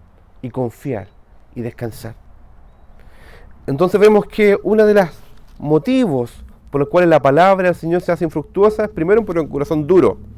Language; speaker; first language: Spanish; native; Spanish